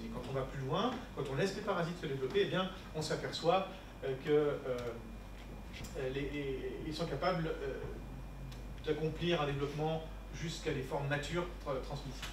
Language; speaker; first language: French; native; French